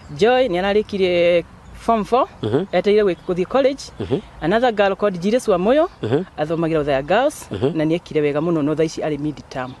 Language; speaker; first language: Kikuyu; native; Kikuyu